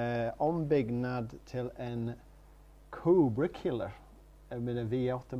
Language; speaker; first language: Swedish; non-native, learner; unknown